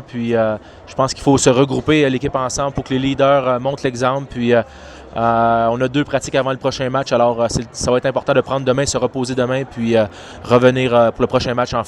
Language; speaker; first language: French; native; French